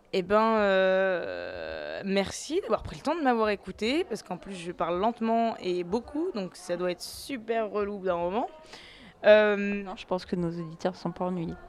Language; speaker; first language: French; native; French